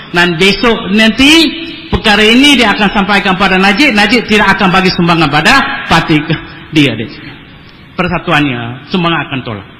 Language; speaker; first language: Malay; non-native, local second language; Tamil